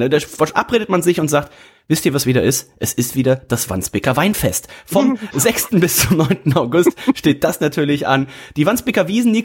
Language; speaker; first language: German; native; German